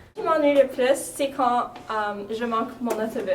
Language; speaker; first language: French; native; French